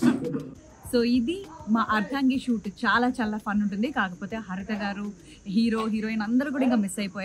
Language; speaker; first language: Telugu; native; Telugu